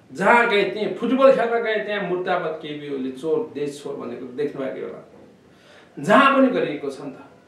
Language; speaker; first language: Nepali; non-native, local second language; Eastern Tamang